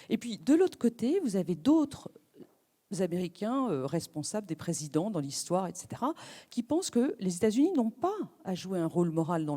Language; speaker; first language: French; native; French